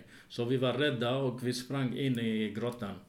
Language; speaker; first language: Swedish; non-native, fluent; Arabic